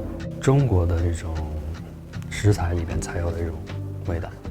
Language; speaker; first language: Chinese; native; Chinese